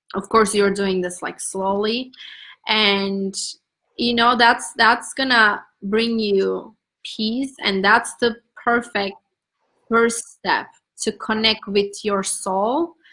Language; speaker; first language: English; non-native, fluent; Turkish